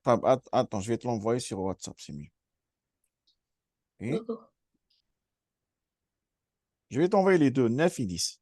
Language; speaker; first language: French; non-native, fluent; Arabic